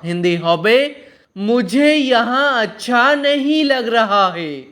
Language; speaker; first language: Hindi; non-native, local second language; Bangla